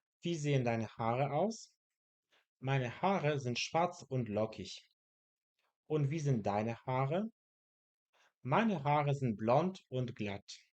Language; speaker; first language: German; non-native, fluent; Polish